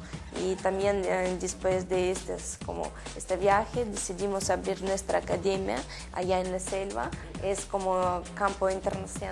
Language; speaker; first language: Spanish; non-native, learner; Russian